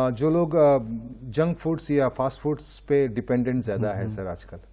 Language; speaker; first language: Hindi; non-native, local second language; Bangla